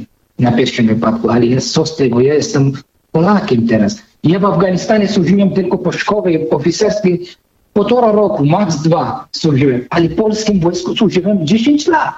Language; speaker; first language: Polish; non-native, fluent; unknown